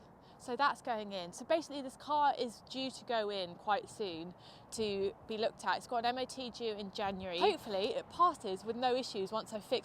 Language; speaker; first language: English; native; English